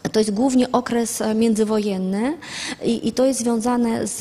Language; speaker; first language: Polish; non-native, fluent; Azerbaijani